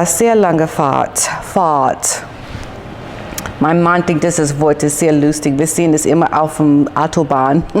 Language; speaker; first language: German; non-native, learner; English